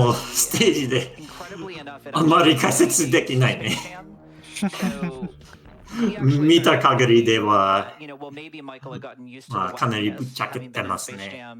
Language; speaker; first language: Japanese; non-native, learner; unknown